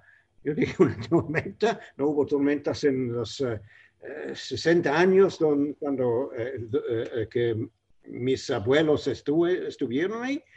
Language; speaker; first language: Spanish; non-native, fluent; English